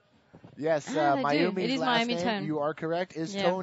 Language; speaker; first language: English; native; English